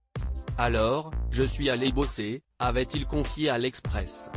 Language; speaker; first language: French; native; French